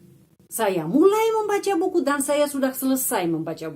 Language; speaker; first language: Indonesian; non-native, fluent; Russian